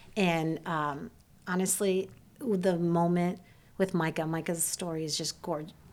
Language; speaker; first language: English; early bilingual, other home language; Serbian